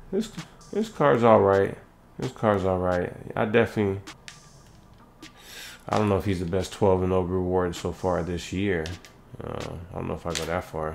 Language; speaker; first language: English; native; English